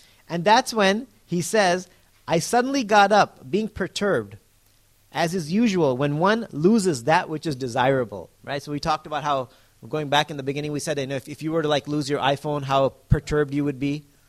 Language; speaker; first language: English; native; English